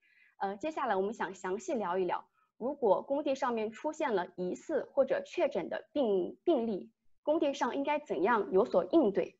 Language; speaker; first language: Chinese; native; Chinese